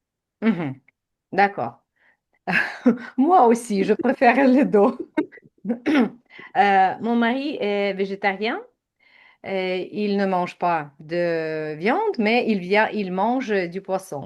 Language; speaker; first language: French; non-native, fluent; Ukrainian